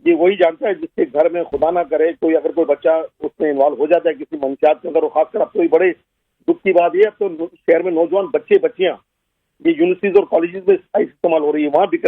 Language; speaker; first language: Urdu; native; Urdu